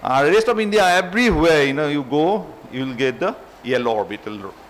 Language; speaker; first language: English; non-native, local second language; Assamese